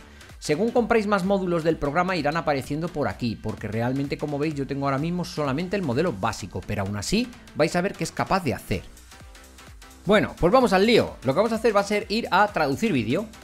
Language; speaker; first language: Spanish; native; Spanish